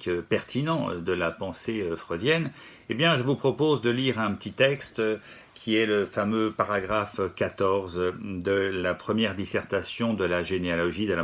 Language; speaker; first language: French; native; French